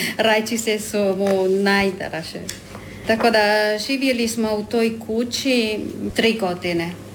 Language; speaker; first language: Croatian; non-native, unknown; Spanish